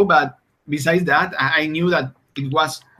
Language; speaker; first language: English; non-native, fluent; Spanish